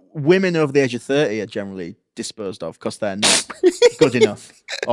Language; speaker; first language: English; native; English